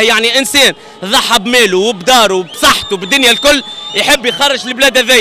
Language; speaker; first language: Arabic; native; Arabic